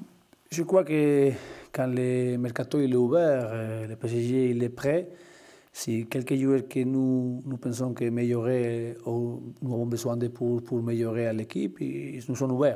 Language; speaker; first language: French; non-native, learner; Spanish